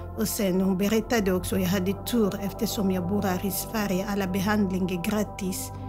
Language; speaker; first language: Swedish; non-native, fluent; Lingala